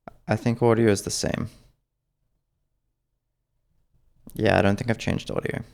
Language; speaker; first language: English; native; English